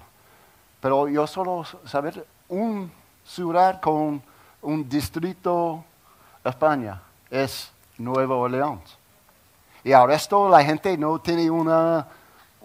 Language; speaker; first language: Spanish; non-native, learner; English